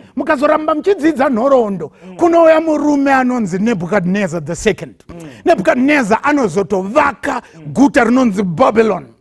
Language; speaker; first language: Shona; native; Shona